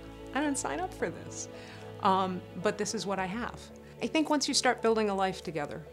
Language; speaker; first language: English; native; English